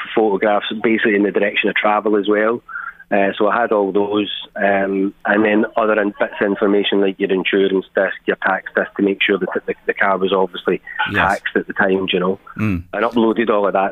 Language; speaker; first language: English; native; English